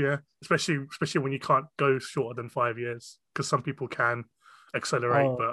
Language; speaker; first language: English; non-native, local second language; Cantonese